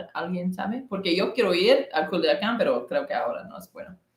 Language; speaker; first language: Spanish; non-native, learner; English